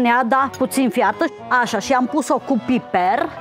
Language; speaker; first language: Romanian; non-native, local second language; Czech